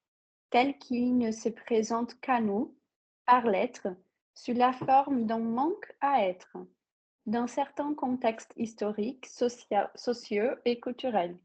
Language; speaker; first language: French; non-native, fluent; Portuguese